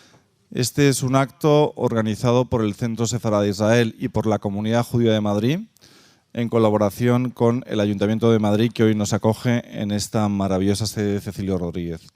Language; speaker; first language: Spanish; native; Spanish